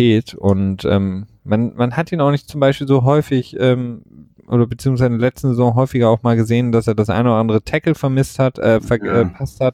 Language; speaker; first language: German; native; German